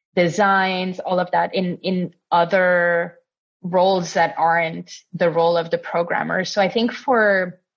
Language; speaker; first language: English; non-native, fluent; Italian